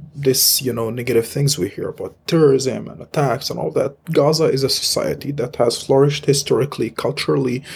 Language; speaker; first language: English; non-native, fluent; Arabic